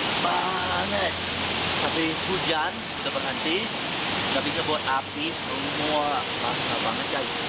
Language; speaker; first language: Indonesian; non-native, learner; English